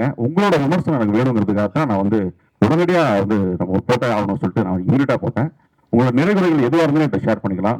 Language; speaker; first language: Tamil; native; Tamil